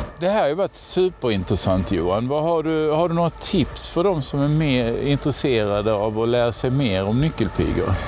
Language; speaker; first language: Swedish; native; Swedish